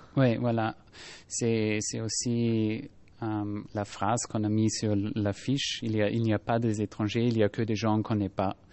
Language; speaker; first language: French; non-native, fluent; German